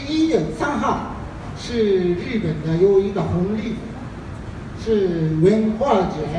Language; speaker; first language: Chinese; non-native, fluent; Japanese